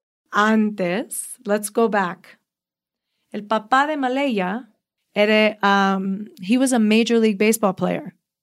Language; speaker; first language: English; early bilingual, other home language; Spanish